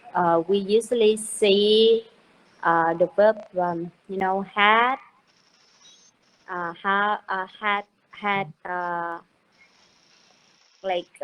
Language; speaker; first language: English; non-native, learner; Vietnamese